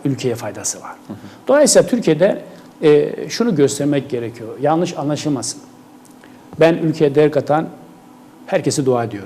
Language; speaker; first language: Turkish; native; Turkish